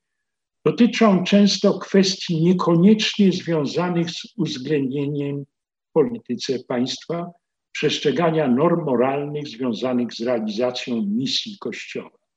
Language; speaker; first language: Polish; native; Polish